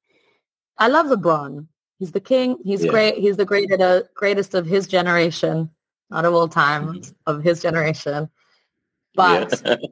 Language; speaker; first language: English; non-native, fluent; Italian